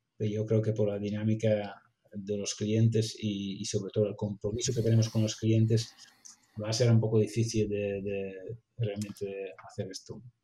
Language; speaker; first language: Spanish; non-native, fluent; Dutch